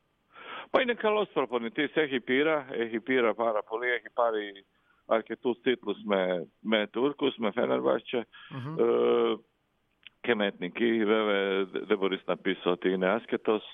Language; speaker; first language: Greek; non-native, learner; Croatian